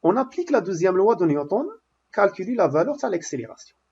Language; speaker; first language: French; non-native, local second language; Arabic